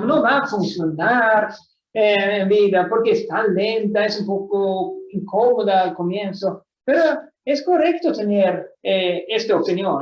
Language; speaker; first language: Spanish; non-native, fluent; Swedish